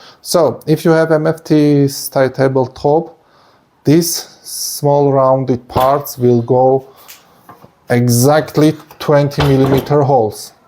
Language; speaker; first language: English; non-native, fluent; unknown